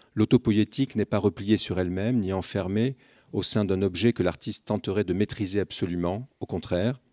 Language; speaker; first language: French; native; French